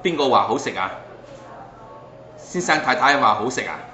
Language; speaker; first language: Cantonese; native; Cantonese